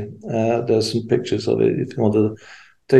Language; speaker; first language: English; native; English